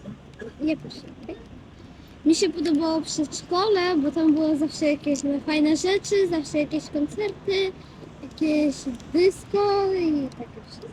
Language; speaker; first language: Polish; early bilingual, other home language; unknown